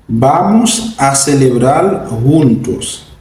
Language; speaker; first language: Spanish; non-native, fluent; Haitian Creole